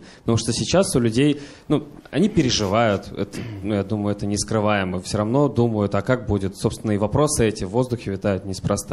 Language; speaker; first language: Russian; native; Russian